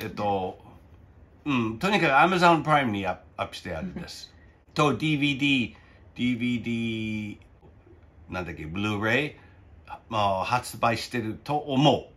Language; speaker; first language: Japanese; non-native, fluent; English